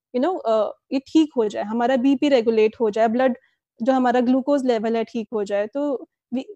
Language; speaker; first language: Hindi; native; Hindi